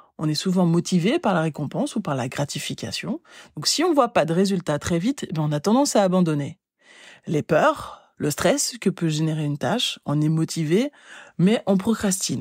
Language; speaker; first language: French; native; French